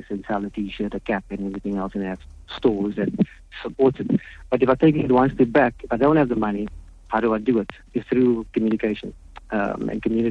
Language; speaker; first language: English; native; English